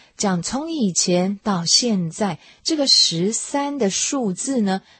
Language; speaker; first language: Chinese; native; Chinese